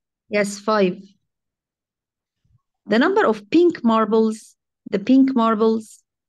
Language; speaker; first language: English; non-native, fluent; Arabic